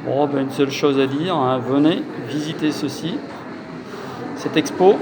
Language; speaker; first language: French; native; French